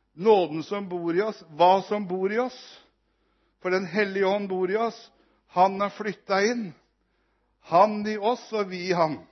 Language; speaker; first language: Norwegian; native; Norwegian